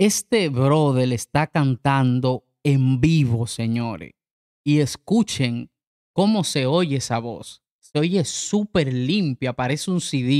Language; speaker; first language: Spanish; native; Spanish